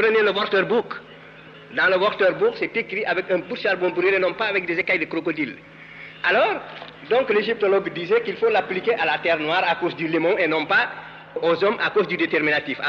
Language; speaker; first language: French; non-native, local second language; Wolof